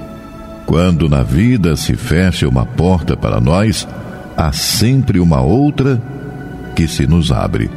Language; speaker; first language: Portuguese; native; Portuguese